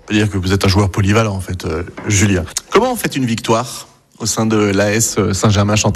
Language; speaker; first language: French; native; French